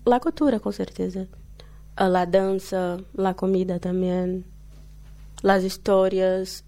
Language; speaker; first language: Spanish; non-native, learner; Portuguese